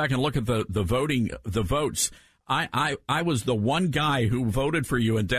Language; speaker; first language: English; native; English